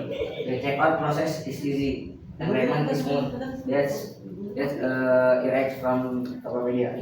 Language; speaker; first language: English; non-native, learner; Indonesian